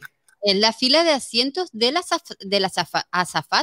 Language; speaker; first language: Spanish; native; Spanish